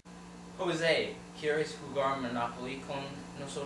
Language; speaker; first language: Spanish; non-native, learner; English